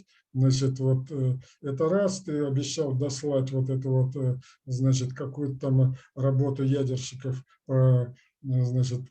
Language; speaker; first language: Russian; native; Russian